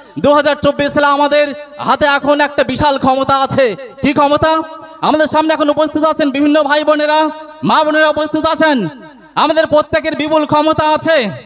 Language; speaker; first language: Bangla; non-native, local second language; Santali